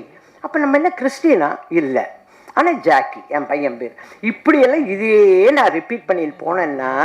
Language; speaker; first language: Tamil; native; Tamil